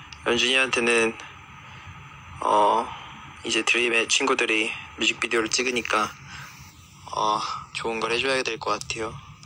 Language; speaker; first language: Korean; native; Korean